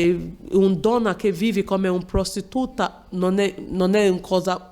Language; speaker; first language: Italian; non-native, learner; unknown